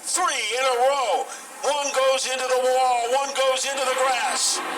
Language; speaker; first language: English; native; English